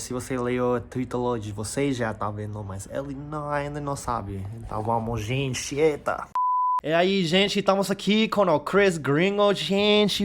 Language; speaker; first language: Portuguese; non-native, fluent; English